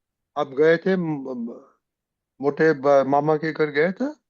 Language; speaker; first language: Hindi; non-native, local second language; Gujarati